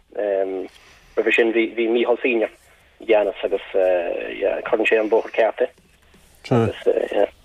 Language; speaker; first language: Irish; non-native, local second language; English